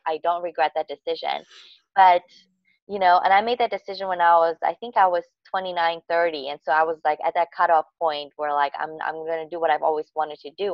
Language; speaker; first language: English; native; English